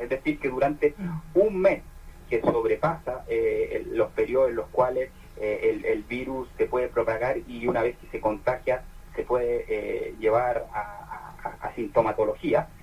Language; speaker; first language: Spanish; native; Spanish